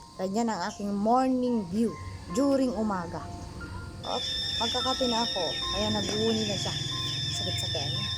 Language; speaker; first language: Filipino; non-native, local second language; Iloko